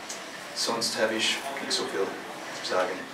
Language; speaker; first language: German; non-native, fluent; English